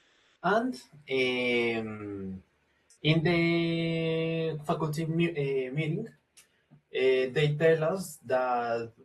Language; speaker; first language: English; non-native, learner; Spanish